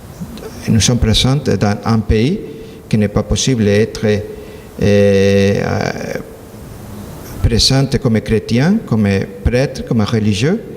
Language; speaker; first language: French; non-native, learner; Spanish